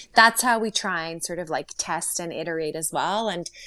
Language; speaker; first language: English; early bilingual, other home language; Slovak